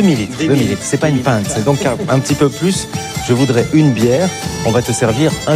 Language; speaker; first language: French; native; French